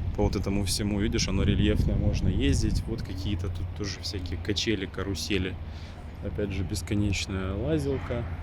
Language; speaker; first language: Ukrainian; non-native, local second language; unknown